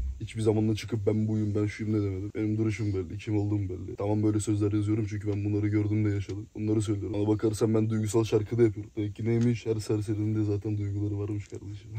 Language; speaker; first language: Turkish; early bilingual, heritage; Turkish